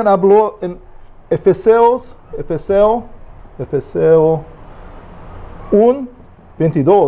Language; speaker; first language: Spanish; non-native, learner; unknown